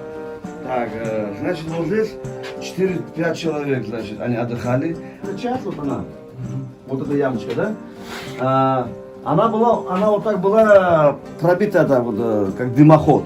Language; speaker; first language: Russian; non-native, local second language; Uzbek